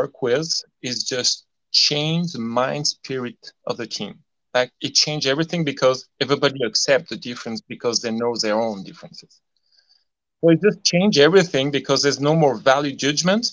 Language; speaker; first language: English; non-native, fluent; French